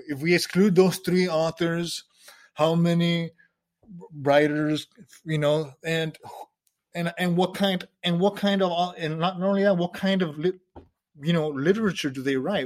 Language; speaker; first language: English; native; English